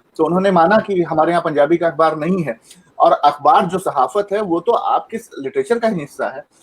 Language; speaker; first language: Hindi; native; Hindi